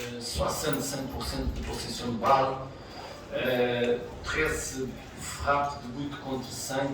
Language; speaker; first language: French; non-native, fluent; Portuguese